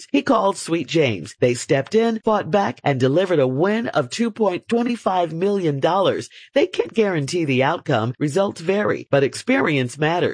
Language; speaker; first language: English; native; English